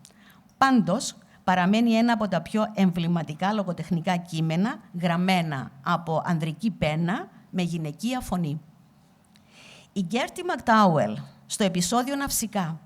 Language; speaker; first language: Greek; native; Greek